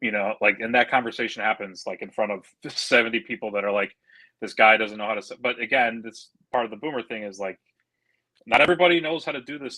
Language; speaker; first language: English; native; English